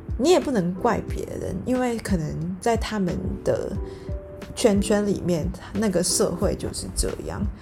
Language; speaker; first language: Chinese; native; Chinese